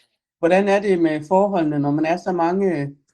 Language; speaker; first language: Danish; native; Danish